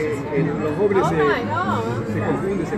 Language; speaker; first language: Spanish; non-native, local second language; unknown